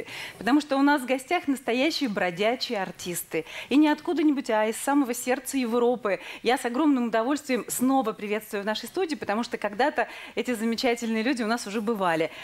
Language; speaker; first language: Russian; native; Russian